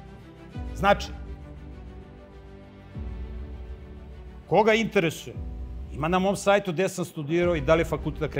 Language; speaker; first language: Serbian; native; Serbian